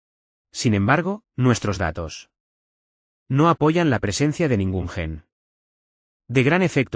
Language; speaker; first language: Spanish; non-native, fluent; Arabic